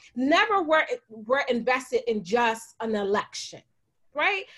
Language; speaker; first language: English; native; English